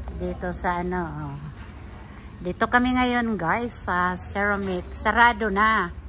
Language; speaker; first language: Filipino; native; Filipino